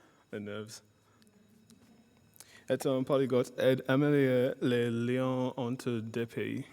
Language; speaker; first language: French; non-native, learner; English